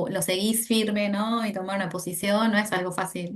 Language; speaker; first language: Spanish; native; Spanish